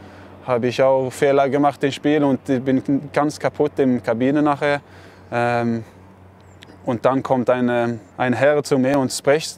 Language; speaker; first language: German; non-native, fluent; Norwegian